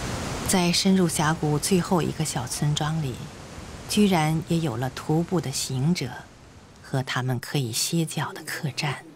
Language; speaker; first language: Chinese; native; Chinese